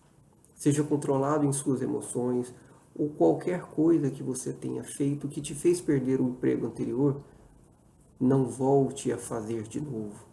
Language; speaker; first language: Portuguese; native; Portuguese